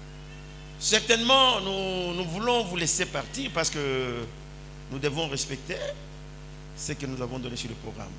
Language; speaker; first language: French; non-native, local second language; Lingala